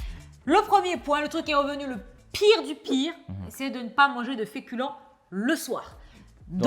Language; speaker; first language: French; native; French